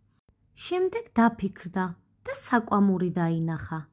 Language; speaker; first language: Georgian; native; Georgian